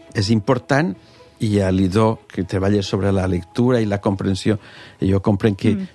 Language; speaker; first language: Catalan; native; Catalan